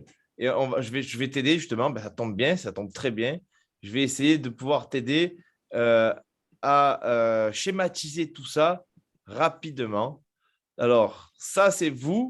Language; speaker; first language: French; native; French